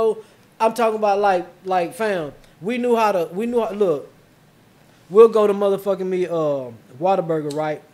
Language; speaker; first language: English; native; English